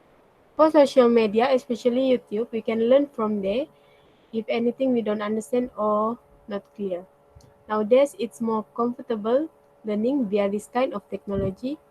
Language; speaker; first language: English; non-native, local second language; Malay